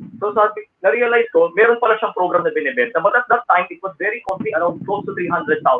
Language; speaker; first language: English; non-native, local second language; Filipino